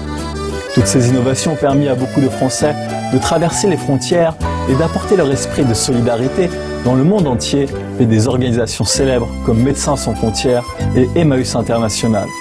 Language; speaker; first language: French; native; French